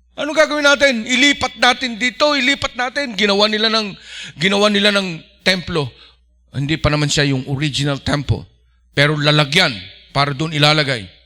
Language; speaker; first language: Filipino; non-native, local second language; Iloko